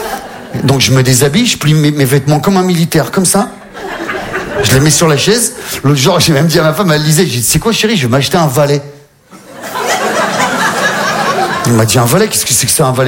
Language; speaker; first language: French; native; French